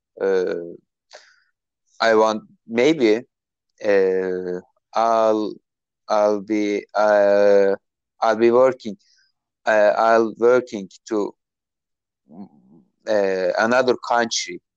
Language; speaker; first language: English; non-native, learner; Turkish